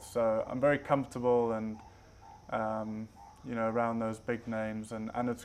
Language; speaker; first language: English; native; English